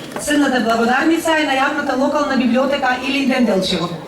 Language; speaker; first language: Macedonian; native; Macedonian